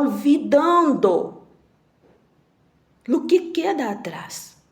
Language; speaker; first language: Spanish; non-native, learner; Portuguese